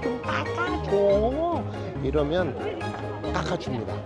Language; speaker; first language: Korean; native; Korean